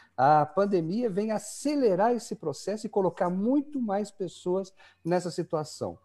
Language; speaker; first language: Portuguese; native; Portuguese